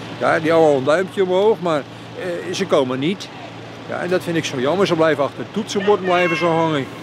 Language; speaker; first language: Dutch; native; Dutch